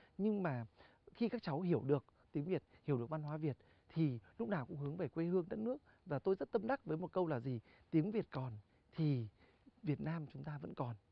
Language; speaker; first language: Vietnamese; native; Vietnamese